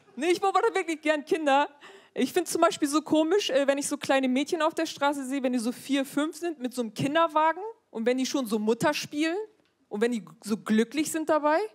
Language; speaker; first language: German; early bilingual, other home language; Turkish